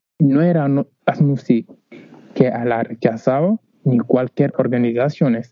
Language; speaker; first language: Spanish; non-native, learner; Wolof